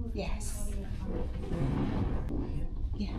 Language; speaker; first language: English; non-native, fluent; Indonesian